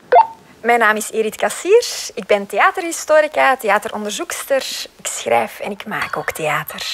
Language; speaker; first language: Dutch; native; Dutch